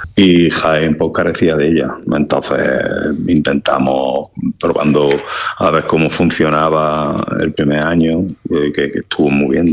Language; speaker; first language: Spanish; native; Spanish